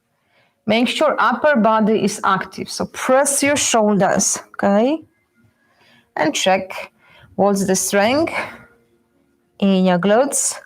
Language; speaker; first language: English; non-native, fluent; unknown